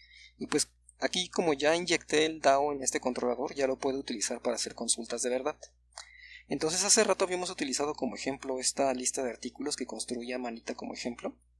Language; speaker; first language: Spanish; native; Spanish